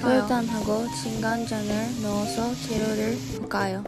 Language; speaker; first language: Korean; non-native, learner; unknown